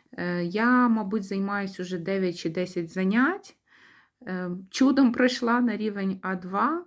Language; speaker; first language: Ukrainian; native; Ukrainian